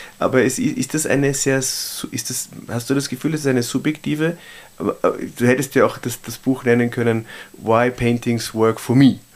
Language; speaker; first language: German; native; German